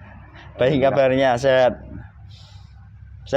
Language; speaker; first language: Indonesian; native; Indonesian